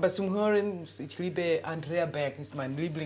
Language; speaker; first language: German; non-native, learner; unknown